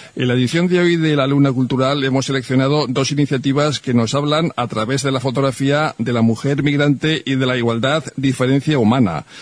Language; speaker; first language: Spanish; native; Spanish